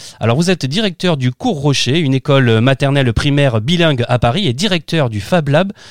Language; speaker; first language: French; native; French